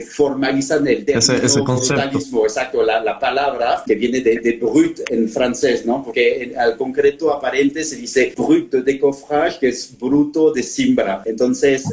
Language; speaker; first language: Spanish; non-native, fluent; French